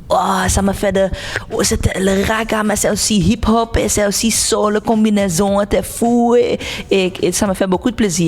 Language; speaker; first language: French; non-native, local second language; Dutch